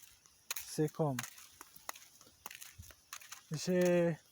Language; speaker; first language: French; non-native, learner; Portuguese